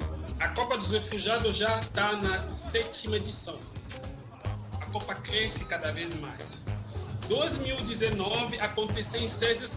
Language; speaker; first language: Portuguese; non-native, fluent; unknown